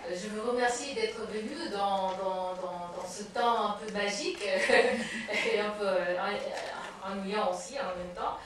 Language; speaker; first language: French; non-native, fluent; Japanese